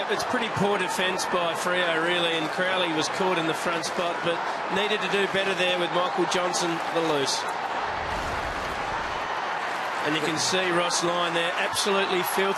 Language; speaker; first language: English; native; English